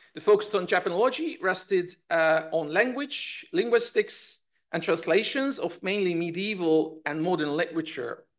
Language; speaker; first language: English; non-native, fluent; Hungarian